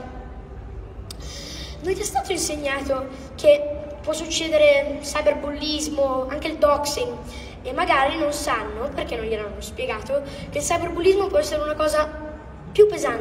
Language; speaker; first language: Italian; early bilingual, heritage; English